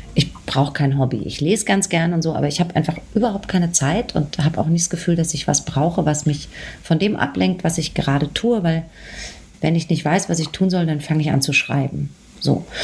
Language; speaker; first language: German; native; German